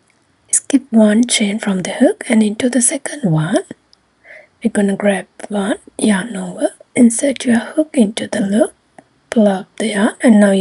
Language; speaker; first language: English; non-native, fluent; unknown